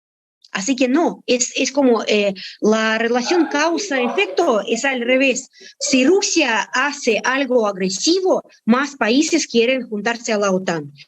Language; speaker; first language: Spanish; non-native, fluent; Russian